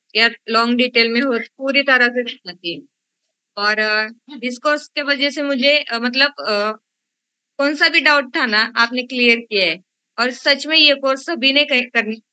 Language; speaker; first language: Hindi; non-native, local second language; Marathi